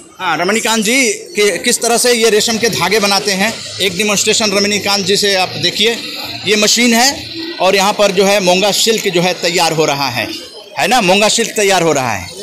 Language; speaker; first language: Hindi; native; Hindi